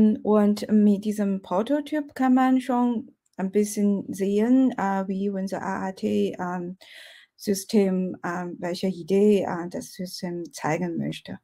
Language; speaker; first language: German; non-native, fluent; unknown